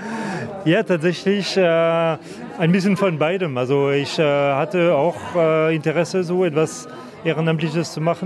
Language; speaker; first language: German; non-native, fluent; French